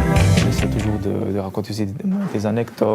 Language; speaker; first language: French; non-native, local second language; Luxembourgish